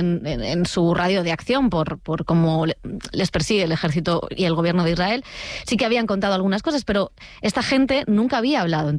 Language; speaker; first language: Spanish; native; Spanish